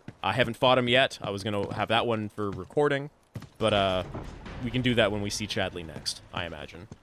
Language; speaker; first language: English; native; English